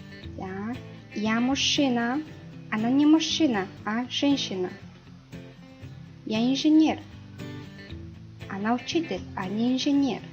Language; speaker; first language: Russian; non-native, learner; Mongolian